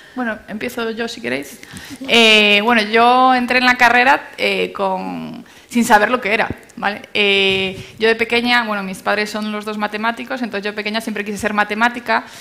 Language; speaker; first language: Spanish; native; Spanish